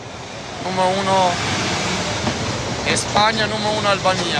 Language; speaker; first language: Italian; non-native, learner; Albanian